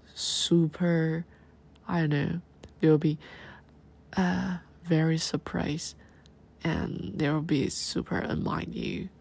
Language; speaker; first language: English; non-native, learner; Chinese